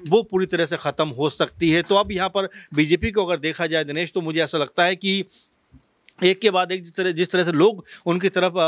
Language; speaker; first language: Hindi; native; Hindi